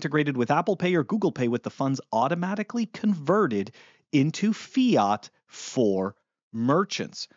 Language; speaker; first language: English; native; English